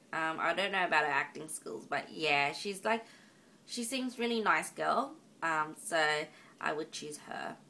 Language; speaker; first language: English; native; English